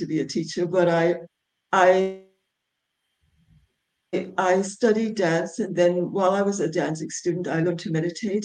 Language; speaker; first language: English; native; English